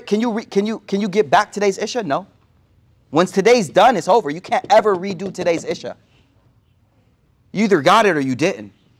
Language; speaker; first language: English; native; English